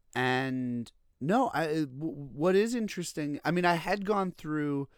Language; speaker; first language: English; native; English